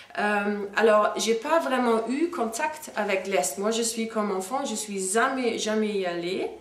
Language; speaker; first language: French; non-native, fluent; German